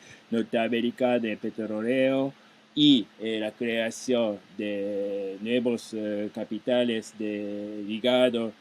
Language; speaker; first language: Spanish; non-native, fluent; Japanese